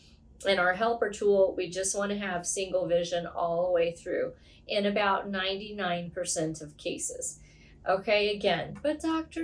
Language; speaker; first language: English; native; English